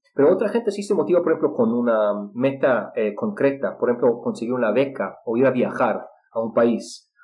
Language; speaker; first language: Spanish; non-native, fluent; Russian